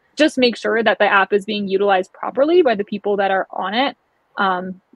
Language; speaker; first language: English; native; English